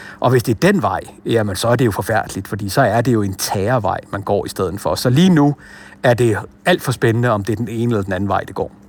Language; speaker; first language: Danish; native; Danish